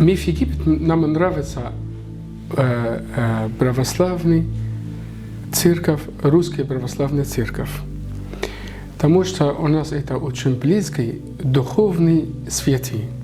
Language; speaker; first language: Russian; non-native, learner; Arabic